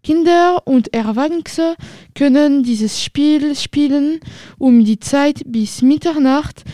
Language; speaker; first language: German; non-native, learner; French